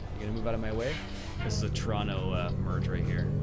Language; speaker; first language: English; native; English